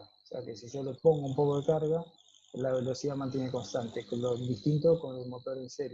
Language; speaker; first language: Spanish; native; Spanish